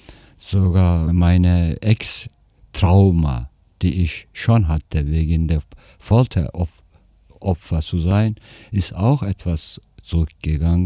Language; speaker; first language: German; non-native, fluent; Turkish